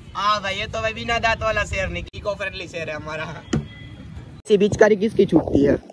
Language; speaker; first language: Hindi; non-native, local second language; Gujarati